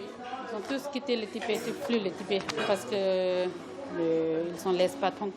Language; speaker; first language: French; non-native, learner; Tibetan